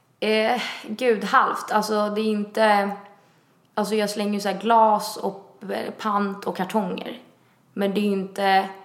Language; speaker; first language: Swedish; early bilingual, other home language; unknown